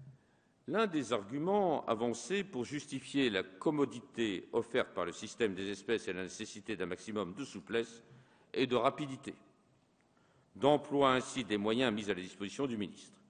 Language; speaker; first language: French; native; French